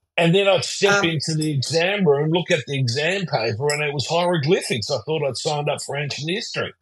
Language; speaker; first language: English; early bilingual, other home language; German